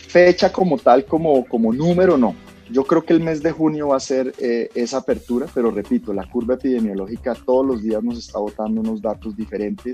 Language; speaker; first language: Spanish; native; Spanish